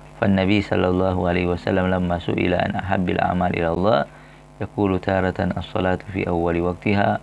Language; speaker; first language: Arabic; non-native, fluent; Indonesian